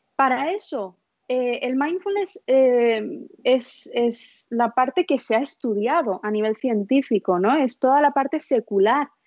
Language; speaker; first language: Spanish; early bilingual, other home language; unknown